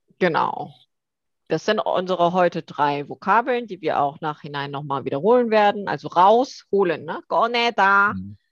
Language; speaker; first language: German; early bilingual, other home language; Korean